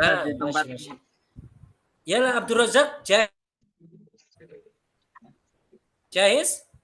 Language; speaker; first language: Arabic; non-native, fluent; Indonesian